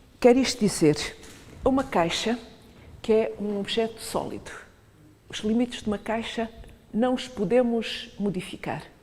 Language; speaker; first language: Portuguese; native; Portuguese